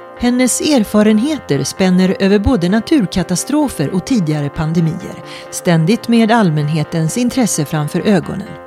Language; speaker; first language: Swedish; native; Swedish